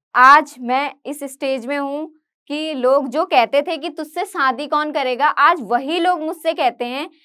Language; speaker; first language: Hindi; native; Hindi